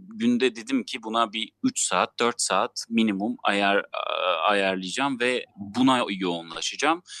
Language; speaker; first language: Turkish; non-native, local second language; Armenian